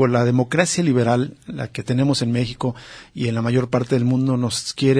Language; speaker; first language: Spanish; native; Spanish